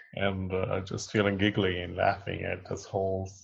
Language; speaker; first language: English; non-native, local second language; Hindi